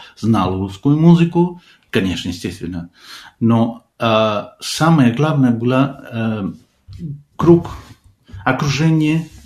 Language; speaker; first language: Russian; non-native, fluent; Spanish